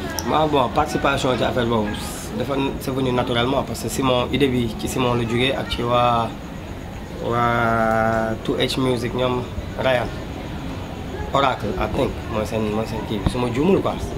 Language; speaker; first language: French; non-native, local second language; Wolof